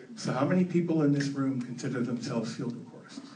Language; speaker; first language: English; native; English